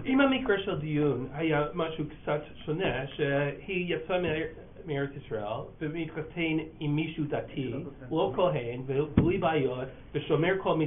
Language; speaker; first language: Hebrew; non-native, learner; English